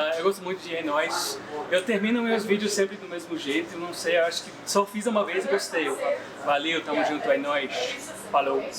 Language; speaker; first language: Portuguese; non-native, fluent; English